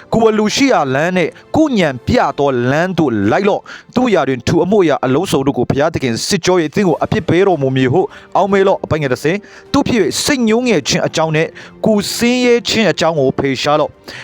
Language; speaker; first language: Burmese; non-native, local second language; Tedim Chin